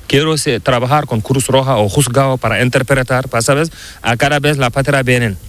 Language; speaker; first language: Spanish; non-native, learner; Fula